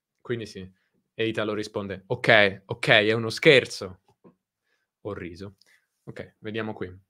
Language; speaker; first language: Italian; native; Italian